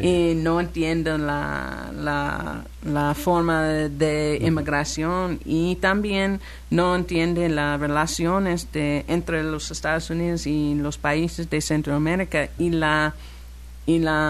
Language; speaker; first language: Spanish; non-native, learner; English